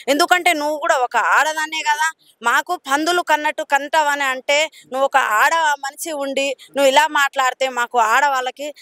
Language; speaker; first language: Telugu; non-native, local second language; Lambadi